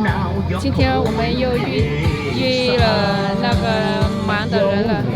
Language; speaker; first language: Chinese; non-native, fluent; Vietnamese